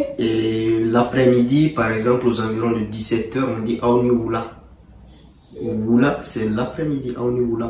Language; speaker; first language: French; non-native, local second language; Bambara